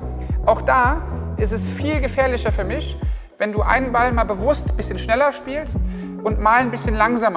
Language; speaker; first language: German; native; German